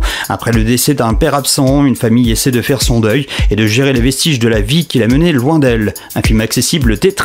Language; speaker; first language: French; native; French